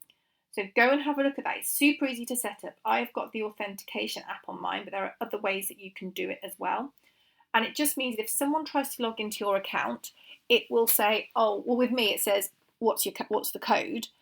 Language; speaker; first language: English; native; English